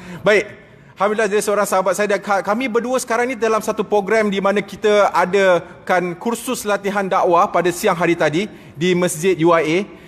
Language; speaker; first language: Malay; native; Malay